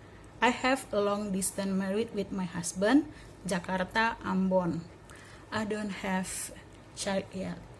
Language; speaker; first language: English; non-native, learner; Indonesian